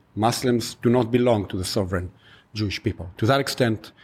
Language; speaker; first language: English; non-native, fluent; Hebrew